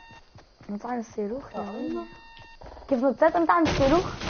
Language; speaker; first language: Arabic; native; Arabic